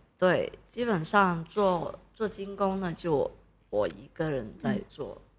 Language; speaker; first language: Chinese; non-native, local second language; Cantonese